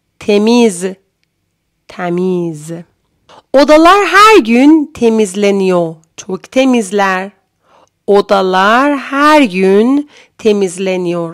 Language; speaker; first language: Turkish; non-native, fluent; Persian